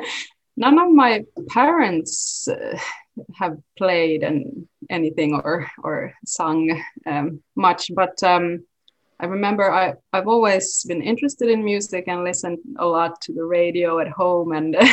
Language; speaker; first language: English; non-native, fluent; Swedish